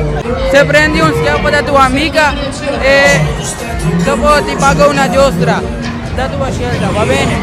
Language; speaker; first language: Italian; non-native, learner; Punjabi